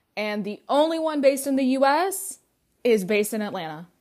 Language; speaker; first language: English; early bilingual, other home language; Russian